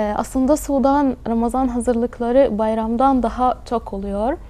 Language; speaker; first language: Turkish; early bilingual, other home language; Arabic